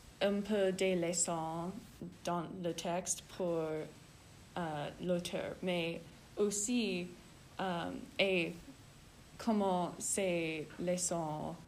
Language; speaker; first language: French; non-native, learner; English